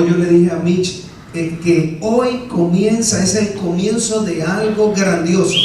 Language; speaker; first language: Spanish; native; Spanish